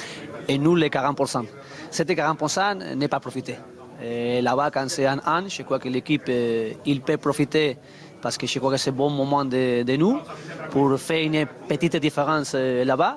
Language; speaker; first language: French; non-native, learner; Spanish